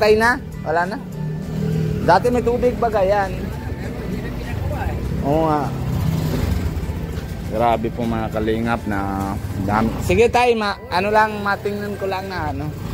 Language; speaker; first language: Filipino; non-native, fluent; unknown